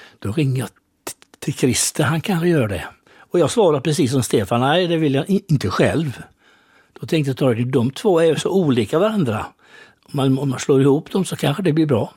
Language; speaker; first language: Swedish; native; Swedish